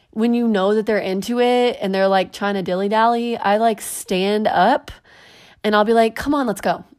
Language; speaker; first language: English; native; English